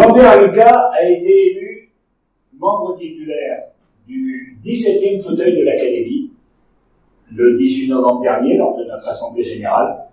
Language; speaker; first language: French; native; French